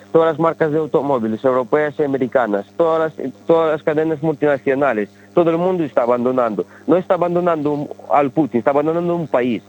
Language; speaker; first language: Spanish; early bilingual, other home language; Ukrainian